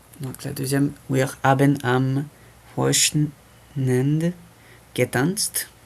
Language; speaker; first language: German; non-native, fluent; French